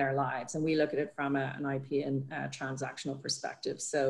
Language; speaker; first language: English; native; English